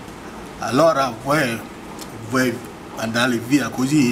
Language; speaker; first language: Italian; non-native, learner; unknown